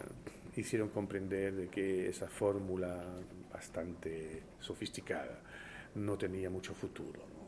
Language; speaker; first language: Spanish; early bilingual, heritage; Spanish